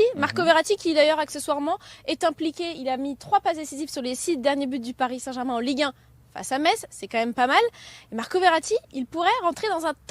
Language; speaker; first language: French; native; French